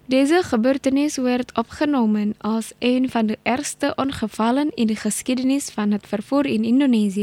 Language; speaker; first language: Dutch; non-native, learner; Indonesian